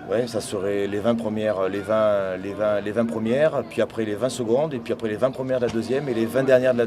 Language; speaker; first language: French; native; French